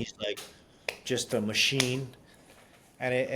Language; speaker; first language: English; native; English